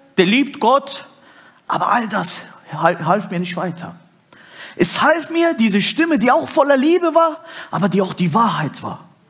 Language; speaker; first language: German; early bilingual, other home language; Turkish